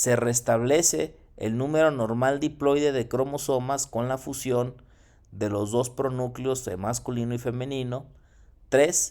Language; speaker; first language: Spanish; native; Spanish